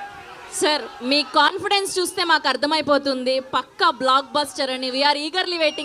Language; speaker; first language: Telugu; native; Telugu